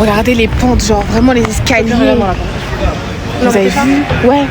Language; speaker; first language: French; native; French